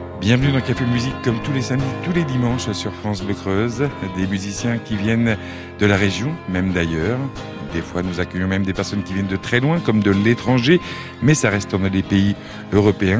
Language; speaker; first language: French; native; French